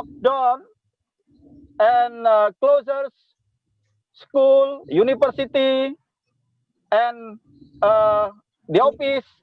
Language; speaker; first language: English; non-native, local second language; Indonesian